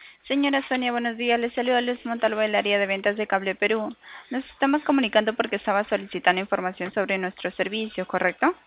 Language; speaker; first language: Spanish; native; Spanish